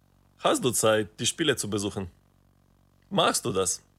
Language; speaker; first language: German; non-native, fluent; Ukrainian